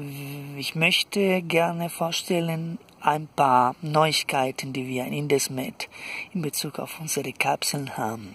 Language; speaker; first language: German; non-native, fluent; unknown